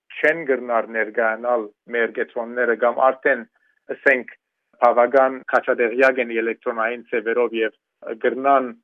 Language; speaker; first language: Armenian; early bilingual, heritage; Armenian